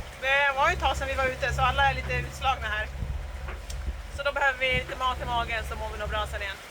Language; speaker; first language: Swedish; native; Swedish